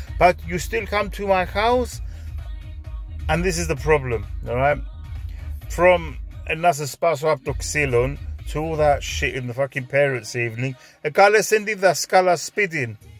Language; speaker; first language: English; early bilingual, other home language; Greek